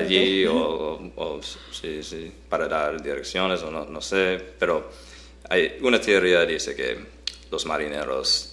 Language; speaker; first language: Spanish; non-native, fluent; English